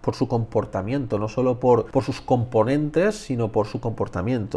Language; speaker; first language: Spanish; native; Spanish